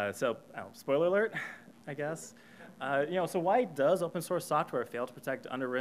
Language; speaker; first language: English; native; English